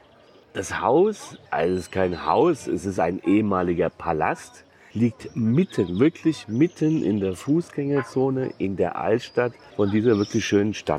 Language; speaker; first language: German; native; German